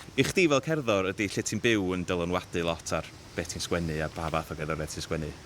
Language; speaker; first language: Welsh; native; Welsh